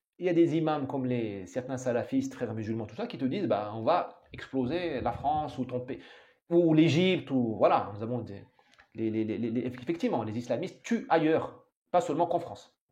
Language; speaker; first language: French; non-native, local second language; Arabic